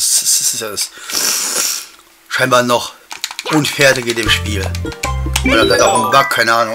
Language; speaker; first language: German; native; German